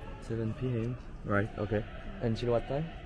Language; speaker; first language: English; non-native, learner; French